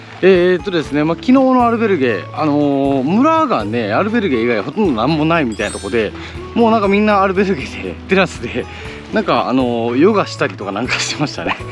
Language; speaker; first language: Japanese; native; Japanese